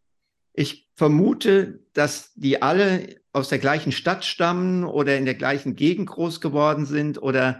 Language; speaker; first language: German; native; German